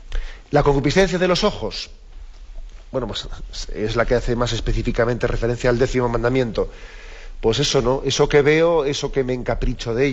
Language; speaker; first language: Spanish; native; Spanish